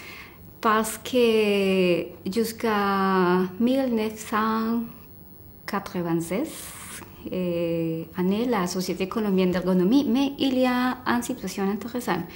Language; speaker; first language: French; non-native, fluent; Spanish